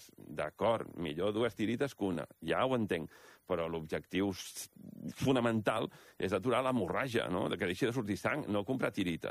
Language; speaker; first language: Catalan; native; Catalan